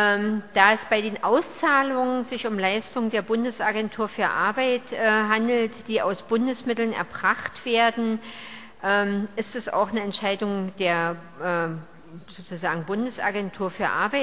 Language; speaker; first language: German; native; German